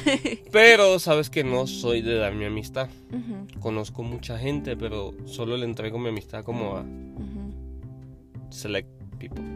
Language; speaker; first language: Spanish; native; Spanish